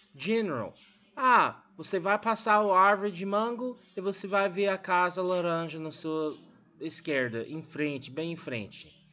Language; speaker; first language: Portuguese; non-native, learner; English